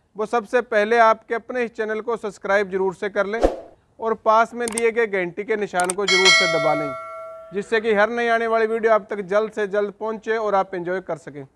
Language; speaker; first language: Hindi; native; Hindi